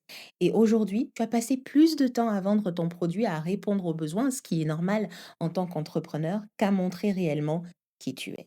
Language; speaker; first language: French; native; French